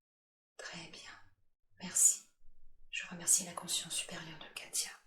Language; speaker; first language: French; native; French